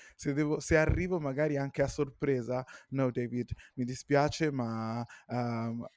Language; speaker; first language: Italian; native; Italian